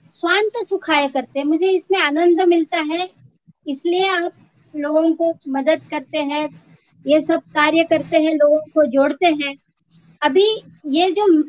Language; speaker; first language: Hindi; non-native, local second language; Marathi